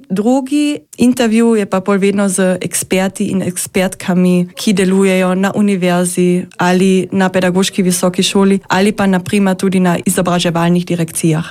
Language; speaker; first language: Slovenian; native; Slovenian